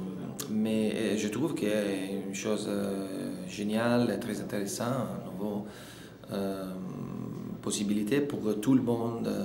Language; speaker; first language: French; non-native, fluent; Italian